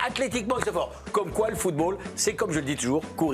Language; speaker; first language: French; native; French